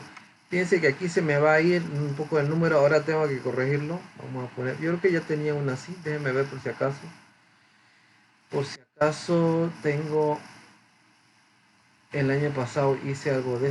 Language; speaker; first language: Spanish; native; Spanish